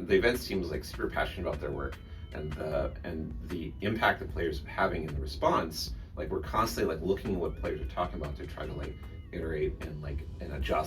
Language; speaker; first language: English; native; English